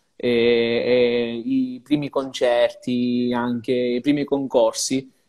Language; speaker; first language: Italian; native; Italian